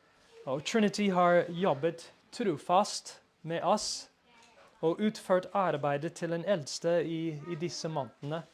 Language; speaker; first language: Norwegian; non-native, fluent; English